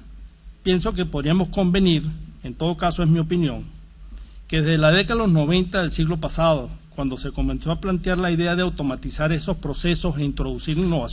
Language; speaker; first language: Spanish; native; Spanish